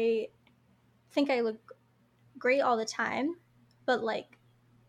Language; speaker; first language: English; native; English